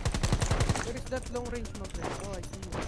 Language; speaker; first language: English; non-native, learner; Filipino